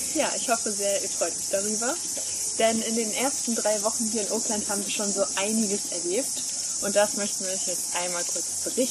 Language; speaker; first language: German; native; German